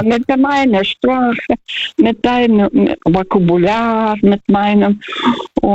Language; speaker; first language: German; non-native, fluent; Russian